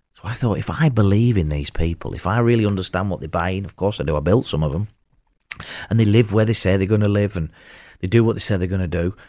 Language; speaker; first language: English; native; English